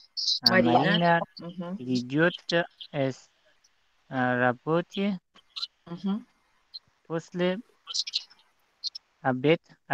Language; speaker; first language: Russian; non-native, learner; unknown